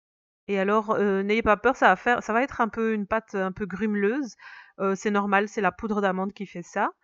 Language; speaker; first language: French; native; French